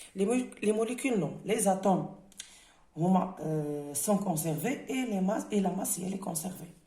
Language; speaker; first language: French; non-native, local second language; Arabic